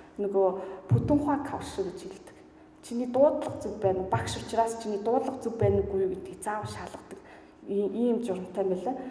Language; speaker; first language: Mongolian; native; Mongolian